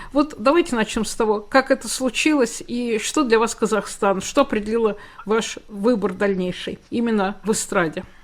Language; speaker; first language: Russian; native; Russian